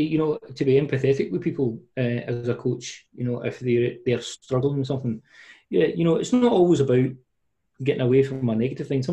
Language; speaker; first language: English; native; English